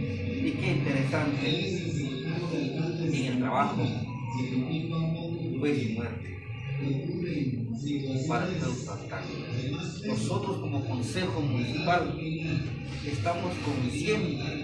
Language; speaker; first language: Spanish; native; Spanish